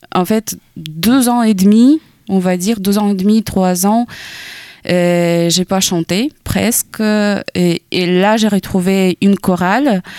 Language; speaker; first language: French; non-native, fluent; Ukrainian